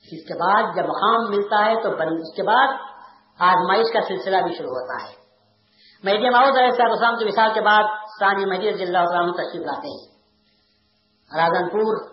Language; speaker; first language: Urdu; native; Urdu